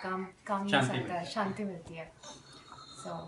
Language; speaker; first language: Hindi; native; Hindi